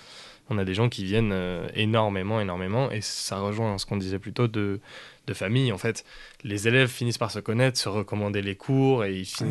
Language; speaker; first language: French; native; French